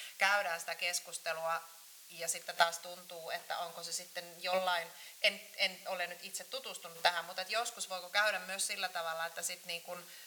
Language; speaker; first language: Finnish; native; Finnish